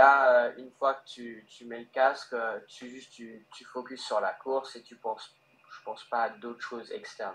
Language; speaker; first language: French; early bilingual, heritage; French